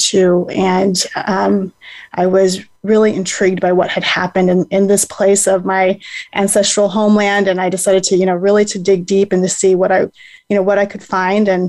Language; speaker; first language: English; native; English